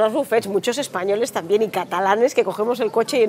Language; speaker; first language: Spanish; native; Spanish